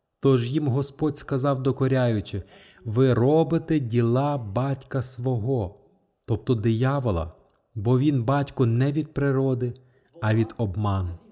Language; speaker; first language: Ukrainian; non-native, fluent; French